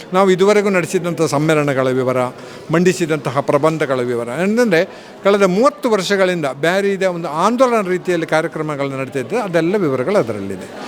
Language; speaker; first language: Kannada; non-native, local second language; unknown